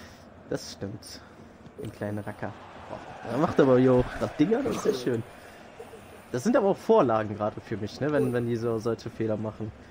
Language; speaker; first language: German; native; German